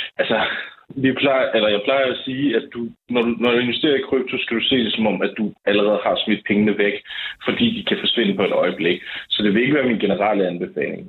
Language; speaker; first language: Danish; native; Danish